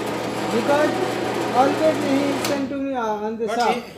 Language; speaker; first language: English; non-native, learner; Hindi